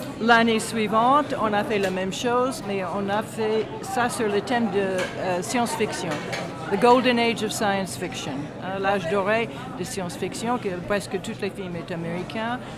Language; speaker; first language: French; non-native, fluent; English